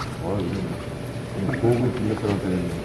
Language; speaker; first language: Korean; native; Korean